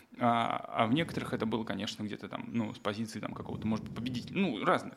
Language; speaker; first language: Russian; native; Russian